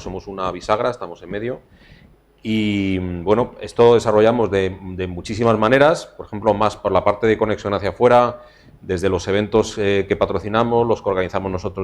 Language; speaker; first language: Spanish; native; Spanish